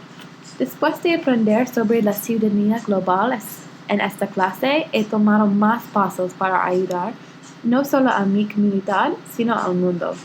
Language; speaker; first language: Spanish; non-native, learner; English